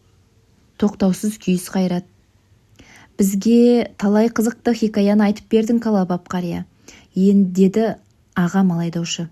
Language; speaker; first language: Kazakh; native; Kazakh